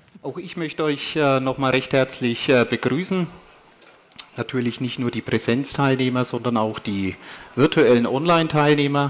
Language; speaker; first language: German; native; German